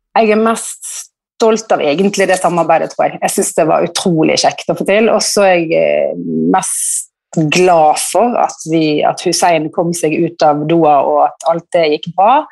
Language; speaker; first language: Norwegian; native; Norwegian